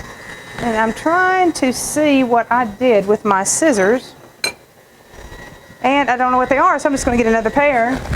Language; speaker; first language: English; native; English